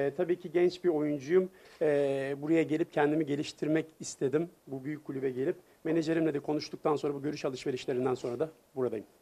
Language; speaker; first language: Turkish; native; Turkish